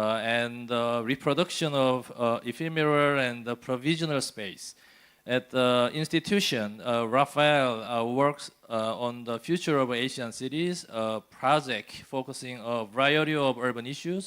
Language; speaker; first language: English; non-native, fluent; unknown